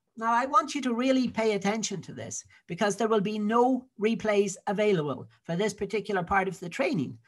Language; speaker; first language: English; native; English